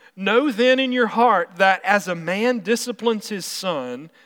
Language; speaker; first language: English; native; English